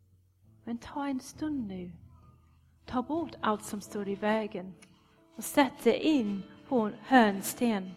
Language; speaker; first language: Swedish; non-native, fluent; English